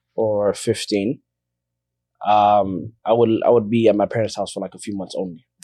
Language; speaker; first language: English; early bilingual, other home language; Somali